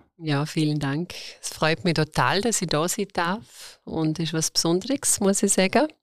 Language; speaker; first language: German; native; German